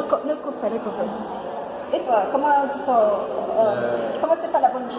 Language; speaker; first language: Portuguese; non-native, learner; Haitian Creole